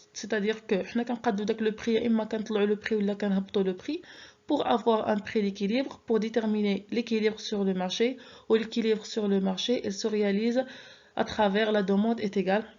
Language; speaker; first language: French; non-native, local second language; Arabic